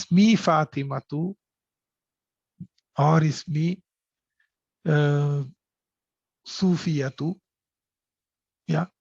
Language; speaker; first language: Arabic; non-native, fluent; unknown